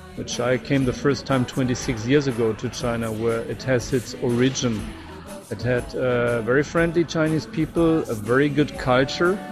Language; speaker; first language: English; non-native, fluent; German